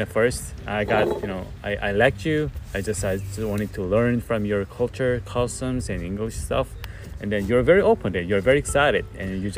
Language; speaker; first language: English; non-native, fluent; Korean